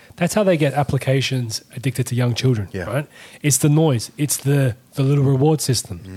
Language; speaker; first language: English; native; English